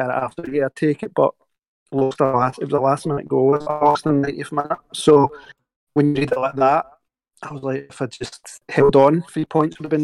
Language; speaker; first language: English; native; English